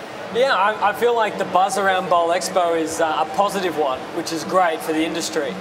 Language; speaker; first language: English; native; English